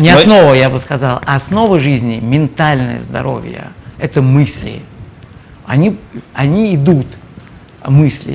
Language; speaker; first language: Russian; native; Russian